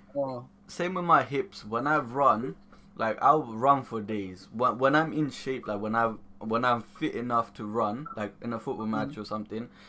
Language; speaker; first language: English; early bilingual, other home language; Nepali